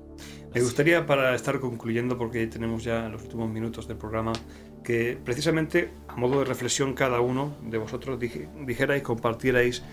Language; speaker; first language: Spanish; native; Spanish